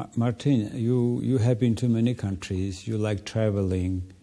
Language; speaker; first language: English; non-native, learner; Mongolian